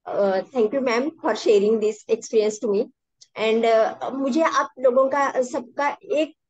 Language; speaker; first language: Hindi; non-native, local second language; Marathi